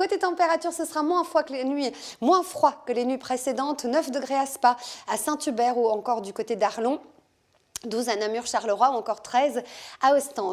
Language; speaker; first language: French; native; French